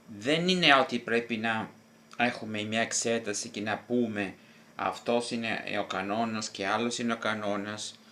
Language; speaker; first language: Greek; non-native, fluent; Italian